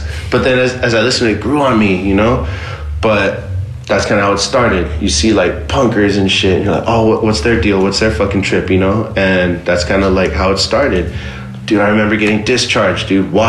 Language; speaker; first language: English; native; English